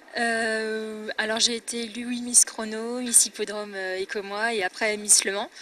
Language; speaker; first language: French; native; French